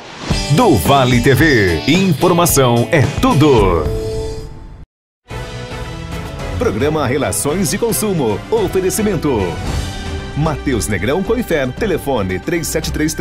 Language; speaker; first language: Portuguese; native; Portuguese